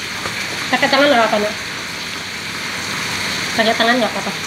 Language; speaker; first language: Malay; non-native, local second language; Javanese